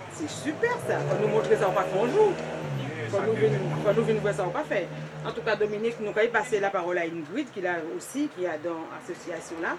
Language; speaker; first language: French; native; French